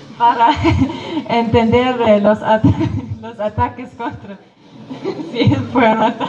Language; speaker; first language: Spanish; non-native, fluent; Kurdish